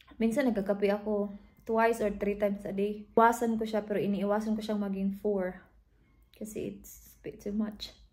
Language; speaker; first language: Filipino; non-native, local second language; Cebuano